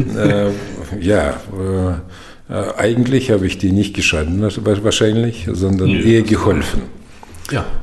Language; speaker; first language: German; non-native, fluent; Russian